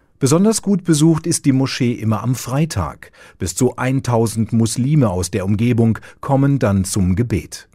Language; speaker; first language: German; native; German